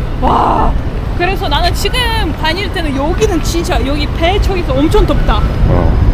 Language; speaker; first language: Korean; non-native, learner; Russian